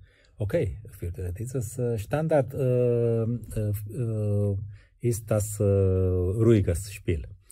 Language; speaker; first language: German; non-native, fluent; Romanian